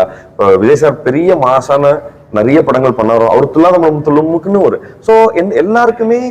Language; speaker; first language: Tamil; native; Tamil